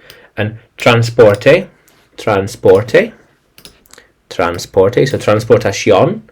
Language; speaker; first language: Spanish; non-native, learner; English